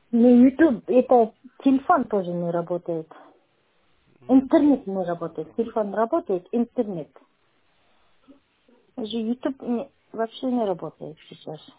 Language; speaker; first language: Russian; non-native, learner; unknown